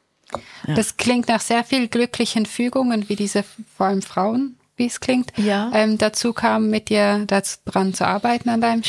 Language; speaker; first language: German; native; German